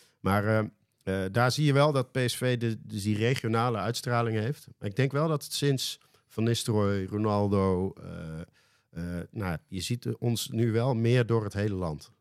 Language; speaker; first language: Dutch; native; Dutch